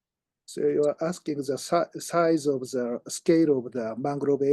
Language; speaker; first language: English; non-native, fluent; Japanese